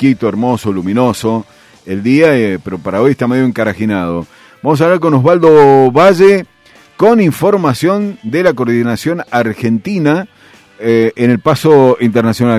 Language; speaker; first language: Spanish; native; Spanish